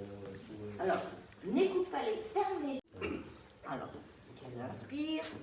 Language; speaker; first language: French; native; French